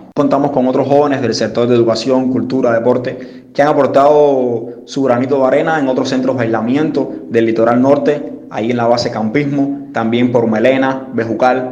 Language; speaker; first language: Spanish; native; Spanish